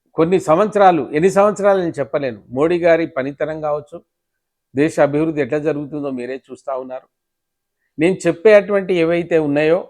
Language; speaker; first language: Telugu; non-native, local second language; Lambadi